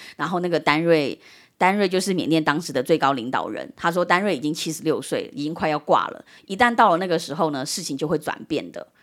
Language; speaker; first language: Chinese; early bilingual, heritage; Chinese